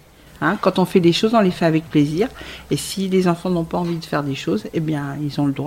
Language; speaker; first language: French; native; French